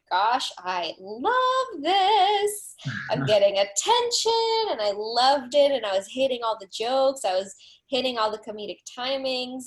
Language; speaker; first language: English; early bilingual, other home language; Spanish